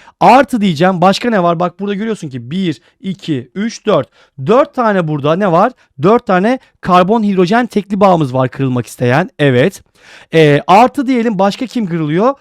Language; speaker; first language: Turkish; native; Turkish